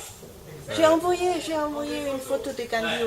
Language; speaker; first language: French; non-native, learner; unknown